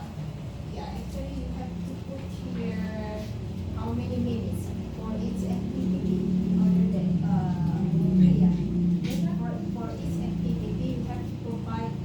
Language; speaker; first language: English; non-native, fluent; Indonesian